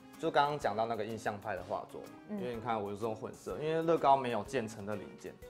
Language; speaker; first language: Chinese; native; Chinese